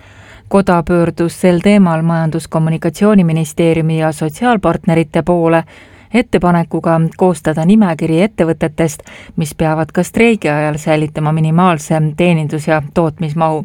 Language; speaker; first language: Estonian; native; Estonian